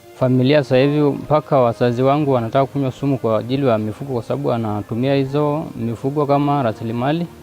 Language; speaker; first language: Swahili; non-native, local second language; Masai